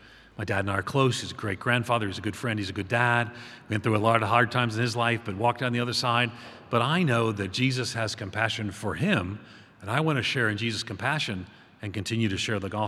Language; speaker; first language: English; native; English